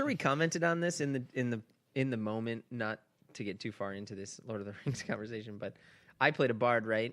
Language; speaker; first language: English; native; English